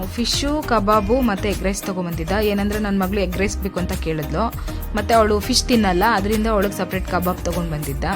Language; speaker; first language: Kannada; non-native, local second language; Telugu